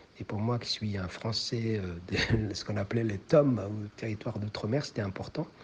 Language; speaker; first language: French; non-native, local second language; Somali